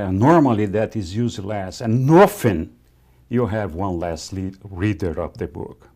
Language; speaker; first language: English; non-native, fluent; Spanish